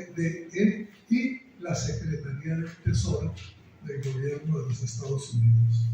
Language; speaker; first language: Spanish; native; Spanish